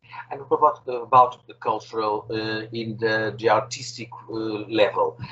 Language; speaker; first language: English; non-native, fluent; Portuguese